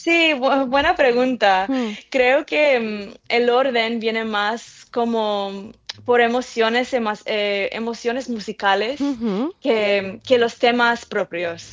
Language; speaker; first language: Spanish; early bilingual, heritage; English